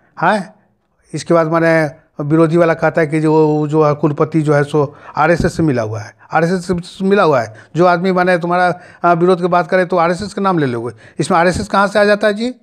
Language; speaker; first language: Hindi; native; Hindi